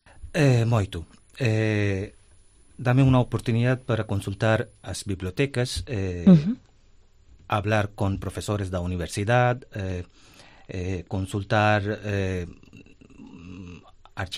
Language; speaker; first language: Galician; non-native, fluent; Hindi